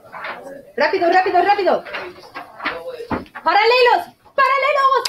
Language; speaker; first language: Spanish; non-native, fluent; English